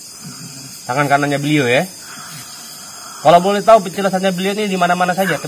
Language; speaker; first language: Indonesian; native; Indonesian